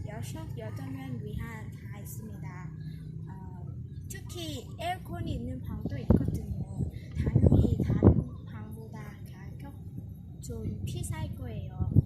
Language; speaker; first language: Korean; non-native, learner; Vietnamese